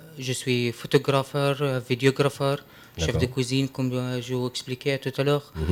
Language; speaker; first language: French; non-native, learner; Arabic